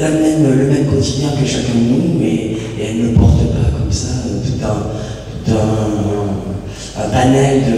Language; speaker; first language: French; native; French